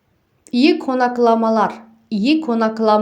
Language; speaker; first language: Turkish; non-native, fluent; Uzbek